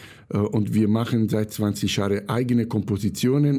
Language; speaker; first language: German; non-native, fluent; Italian